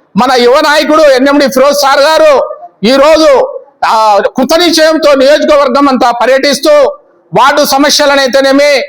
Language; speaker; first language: Telugu; native; Telugu